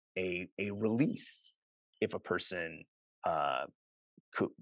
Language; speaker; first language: English; native; English